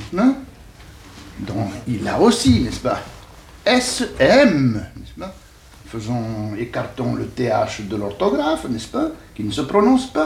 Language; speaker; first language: French; native; French